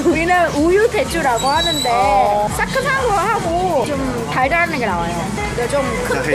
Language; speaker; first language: Korean; non-native, fluent; Chinese